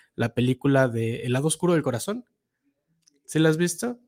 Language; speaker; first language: Spanish; native; Spanish